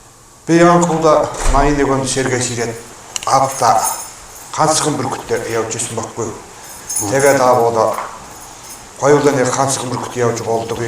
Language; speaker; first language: Mongolian; non-native, local second language; Kazakh